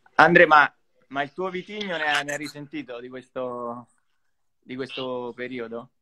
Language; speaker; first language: Italian; native; Italian